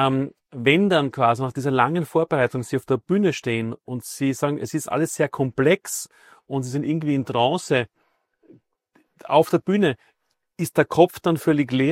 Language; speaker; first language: German; native; German